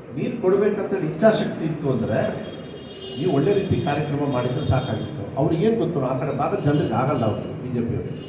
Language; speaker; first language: Kannada; native; Kannada